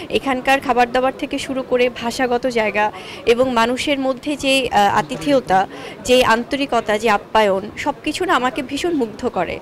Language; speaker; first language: Bangla; native; Bangla